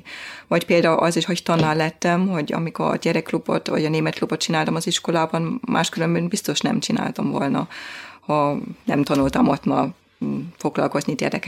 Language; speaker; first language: Hungarian; non-native, fluent; German